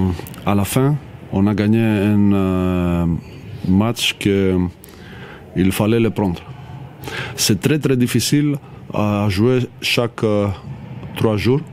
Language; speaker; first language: French; non-native, learner; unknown